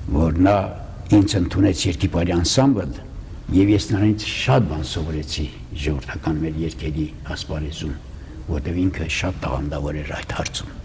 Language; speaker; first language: Armenian; early bilingual, heritage; Armenian